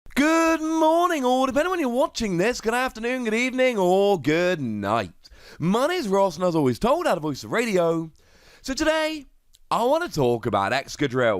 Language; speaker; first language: English; native; English